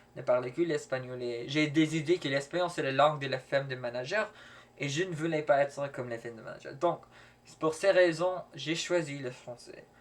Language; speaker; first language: French; non-native, learner; English